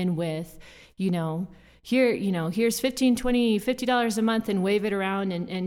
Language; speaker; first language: English; native; English